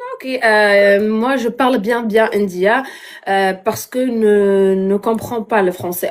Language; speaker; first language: French; non-native, learner; Arabic